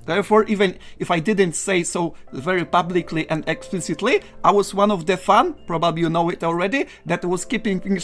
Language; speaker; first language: English; non-native, fluent; Polish